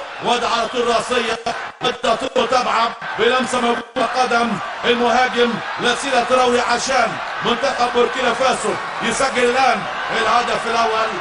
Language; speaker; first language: Arabic; native; Arabic